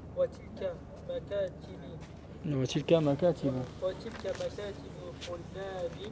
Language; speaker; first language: Arabic; non-native, learner; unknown